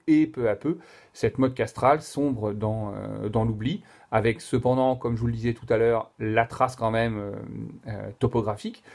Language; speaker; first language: French; native; French